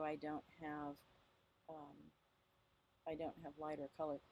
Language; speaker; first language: English; native; English